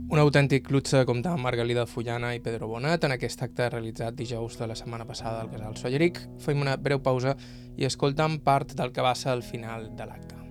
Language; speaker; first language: Catalan; native; Catalan